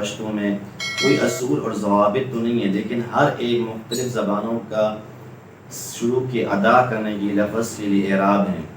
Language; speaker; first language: Urdu; non-native, local second language; Pashto